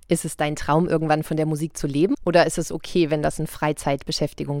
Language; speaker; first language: German; native; German